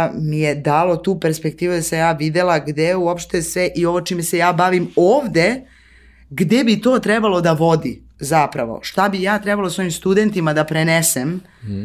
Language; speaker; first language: Serbian; native; Serbian